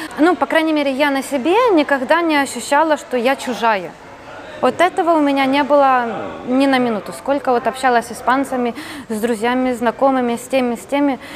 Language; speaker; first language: Russian; native; Russian